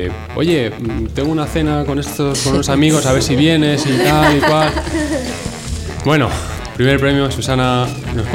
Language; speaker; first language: Spanish; native; Spanish